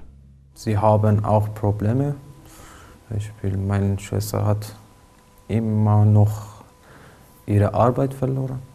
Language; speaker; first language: German; non-native, learner; Persian